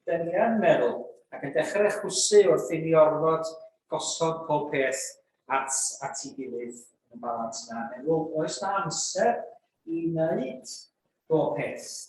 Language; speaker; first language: Welsh; native; Welsh